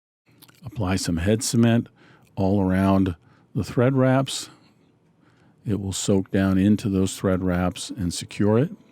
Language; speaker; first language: English; native; English